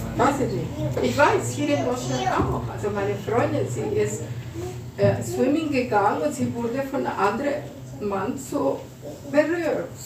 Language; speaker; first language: German; non-native, learner; Spanish